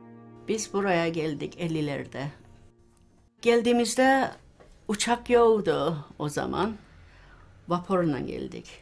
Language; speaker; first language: Turkish; early bilingual, heritage; Turkish